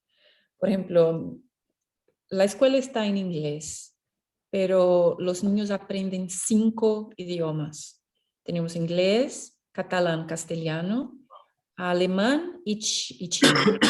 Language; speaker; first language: Spanish; non-native, fluent; Portuguese